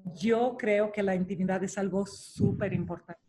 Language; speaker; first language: Spanish; non-native, fluent; Romanian